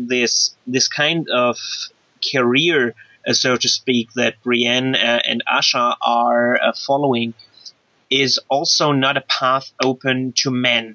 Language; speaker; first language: English; non-native, fluent; German